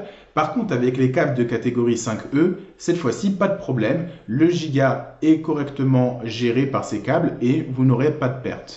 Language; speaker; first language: French; native; French